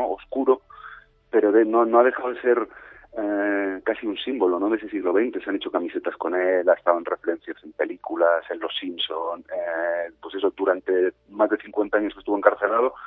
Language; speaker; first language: Spanish; native; Spanish